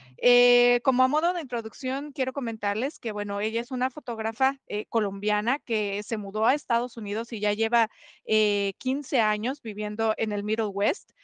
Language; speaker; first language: Spanish; native; Spanish